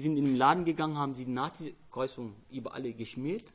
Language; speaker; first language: German; non-native, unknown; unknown